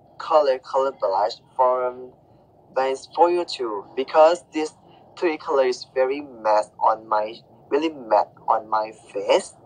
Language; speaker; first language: English; non-native, learner; Thai